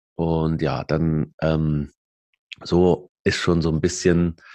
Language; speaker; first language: German; early bilingual, other home language; Arabic